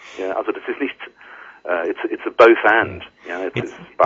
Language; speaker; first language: German; non-native, learner; English